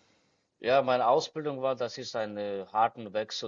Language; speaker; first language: German; non-native, learner; Telugu